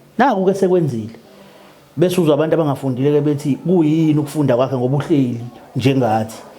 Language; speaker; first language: Zulu; native; Zulu